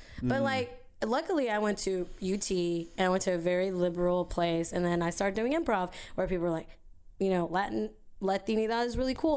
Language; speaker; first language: English; early bilingual, other home language; Spanish